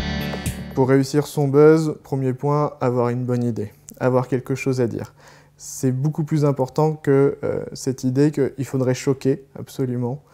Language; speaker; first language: French; native; French